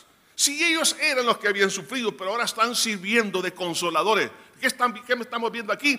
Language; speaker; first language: Spanish; native; Spanish